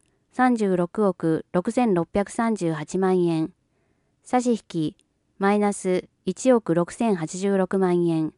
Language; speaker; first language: Japanese; native; Japanese